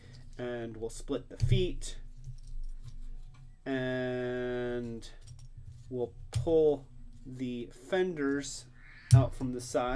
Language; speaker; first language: English; native; English